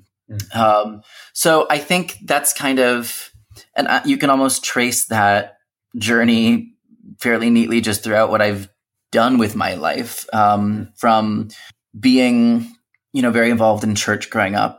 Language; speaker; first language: English; native; English